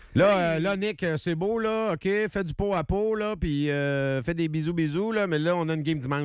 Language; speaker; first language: French; native; French